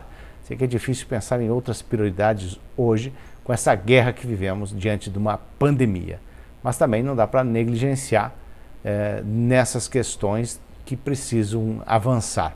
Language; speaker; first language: Portuguese; native; Portuguese